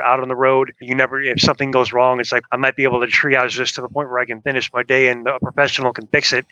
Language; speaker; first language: English; native; English